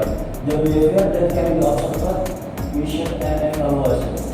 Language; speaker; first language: English; non-native, learner; Indonesian